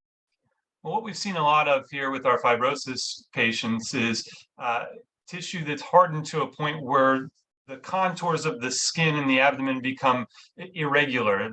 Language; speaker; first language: English; native; English